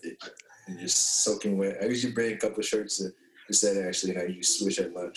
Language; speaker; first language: English; native; English